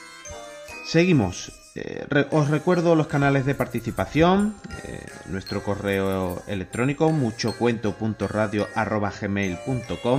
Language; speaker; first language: Spanish; native; Spanish